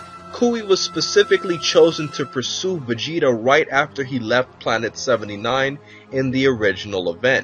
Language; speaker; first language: English; native; English